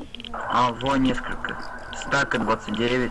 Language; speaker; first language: Russian; native; Russian